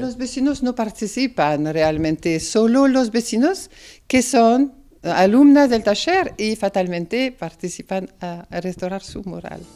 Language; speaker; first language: Spanish; non-native, fluent; French